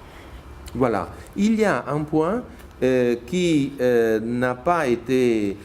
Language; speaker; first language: French; non-native, fluent; Italian